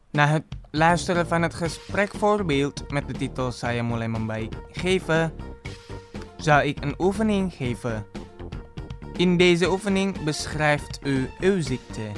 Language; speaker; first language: Dutch; non-native, fluent; Indonesian